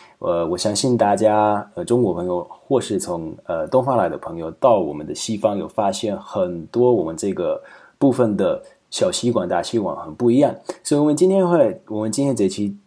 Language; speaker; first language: Chinese; non-native, fluent; Slovak